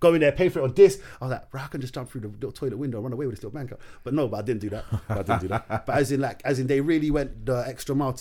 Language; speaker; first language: English; non-native, local second language; Arabic